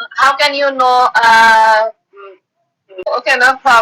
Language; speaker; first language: English; non-native, learner; Bangla